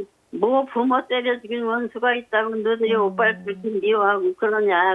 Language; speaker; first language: Korean; native; Korean